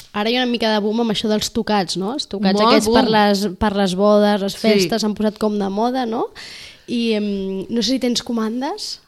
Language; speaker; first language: Catalan; native; Catalan